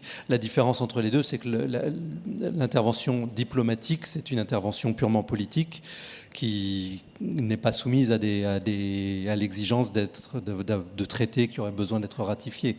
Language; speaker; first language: French; native; French